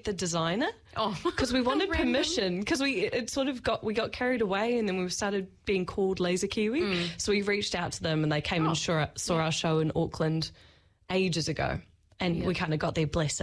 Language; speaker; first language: English; native; English